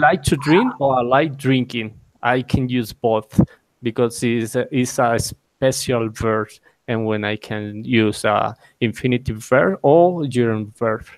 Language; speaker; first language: English; non-native, learner; Spanish